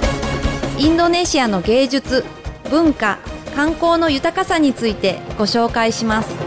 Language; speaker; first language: Japanese; non-native, fluent; Indonesian